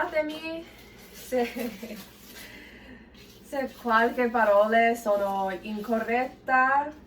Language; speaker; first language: Italian; non-native, learner; English